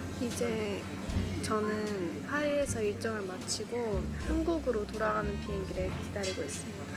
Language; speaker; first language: Korean; non-native, fluent; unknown